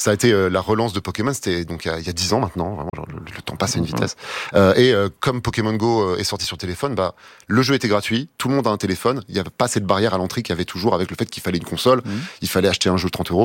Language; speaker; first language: French; native; French